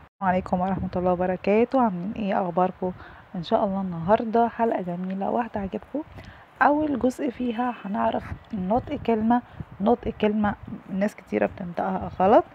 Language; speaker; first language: Arabic; native; Arabic